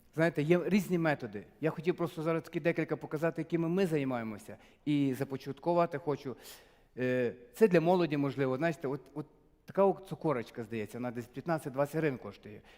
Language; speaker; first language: Ukrainian; native; Ukrainian